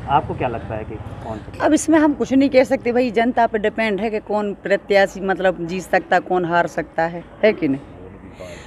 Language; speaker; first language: Hindi; native; Hindi